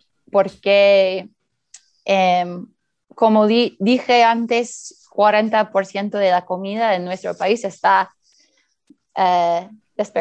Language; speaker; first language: Spanish; early bilingual, heritage; Spanish